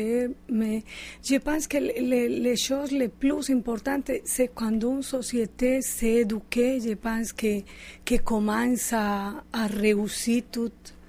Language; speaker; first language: French; non-native, learner; Spanish